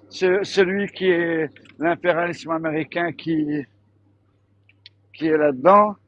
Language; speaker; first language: French; native; French